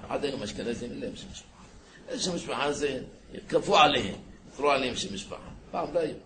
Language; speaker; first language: Hebrew; early bilingual, other home language; Arabic